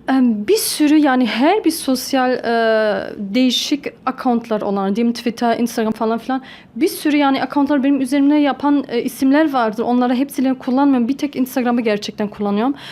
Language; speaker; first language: Turkish; early bilingual, heritage; Turkish